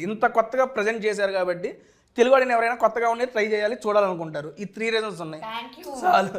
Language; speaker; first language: Telugu; native; Telugu